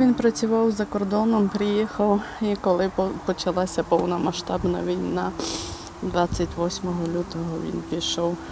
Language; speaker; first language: Ukrainian; native; Ukrainian